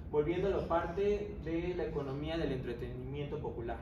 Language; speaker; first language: Spanish; native; Spanish